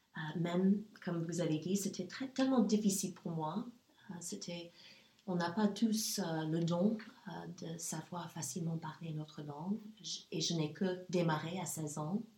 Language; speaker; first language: French; non-native, fluent; English